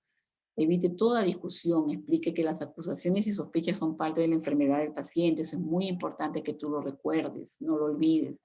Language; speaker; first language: Spanish; native; Spanish